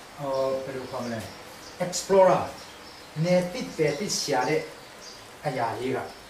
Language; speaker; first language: Burmese; non-native, local second language; Tedim Chin